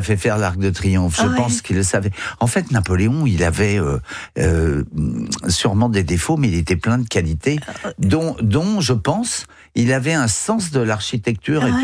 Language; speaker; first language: French; native; French